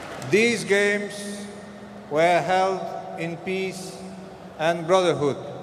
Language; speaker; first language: English; non-native, fluent; Dutch